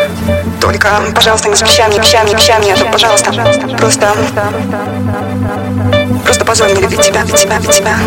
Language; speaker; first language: Russian; native; Russian